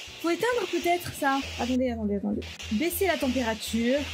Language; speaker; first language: French; native; French